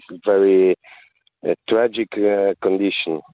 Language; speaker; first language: English; non-native, learner; Italian